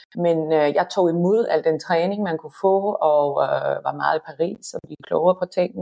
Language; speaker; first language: Danish; non-native, fluent; Finnish